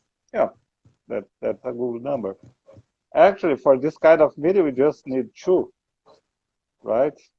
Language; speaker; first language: English; non-native, learner; Portuguese